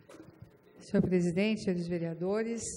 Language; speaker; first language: Portuguese; native; Portuguese